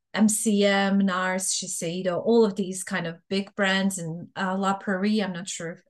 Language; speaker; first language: English; non-native, fluent; Bosnian